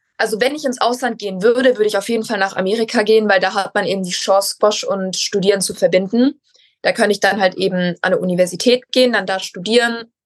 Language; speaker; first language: German; native; German